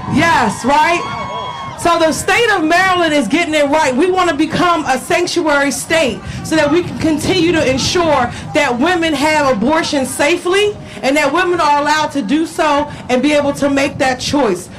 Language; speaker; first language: English; native; English